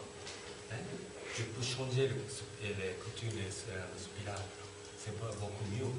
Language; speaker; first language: French; non-native, fluent; Turkish